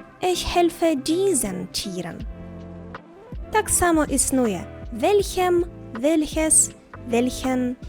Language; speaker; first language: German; non-native, fluent; Ukrainian